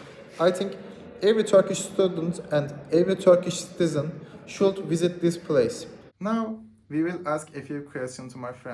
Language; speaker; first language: English; non-native, learner; Turkish